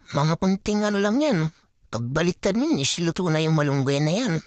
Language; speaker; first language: Filipino; non-native, local second language; Bikol